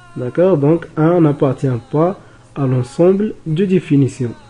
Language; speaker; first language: French; non-native, local second language; Arabic